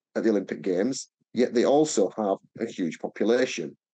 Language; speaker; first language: English; native; English